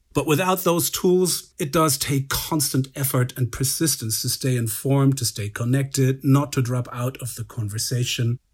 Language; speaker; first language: English; non-native, fluent; German